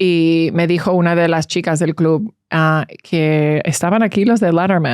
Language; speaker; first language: Spanish; early bilingual, heritage; English